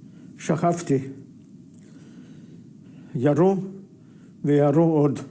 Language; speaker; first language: Hebrew; non-native, fluent; Yiddish